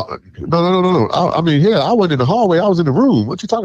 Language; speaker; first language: English; native; English